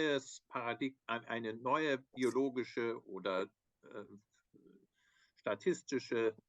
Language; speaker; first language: German; native; German